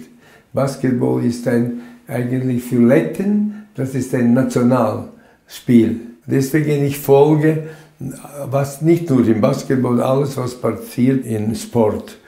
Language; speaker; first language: German; non-native, fluent; Latvian